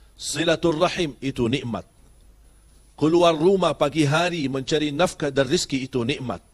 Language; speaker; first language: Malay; non-native, fluent; Arabic